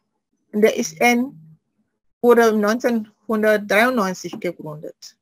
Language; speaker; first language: German; non-native, fluent; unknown